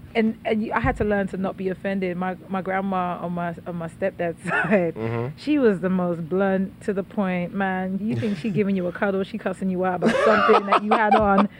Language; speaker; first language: English; native; English